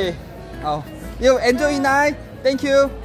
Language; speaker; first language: English; non-native, learner; Korean